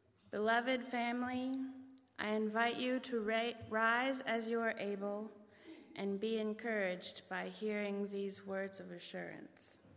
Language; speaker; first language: English; native; English